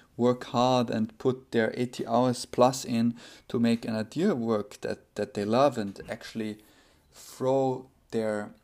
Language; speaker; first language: English; non-native, fluent; German